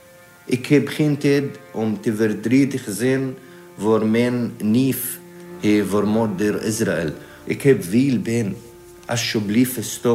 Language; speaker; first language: Dutch; non-native, learner; Arabic